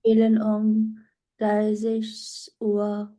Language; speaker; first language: German; non-native, learner; Urdu